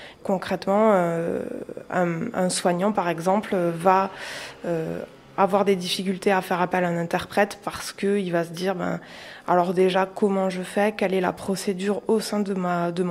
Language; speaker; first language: French; native; French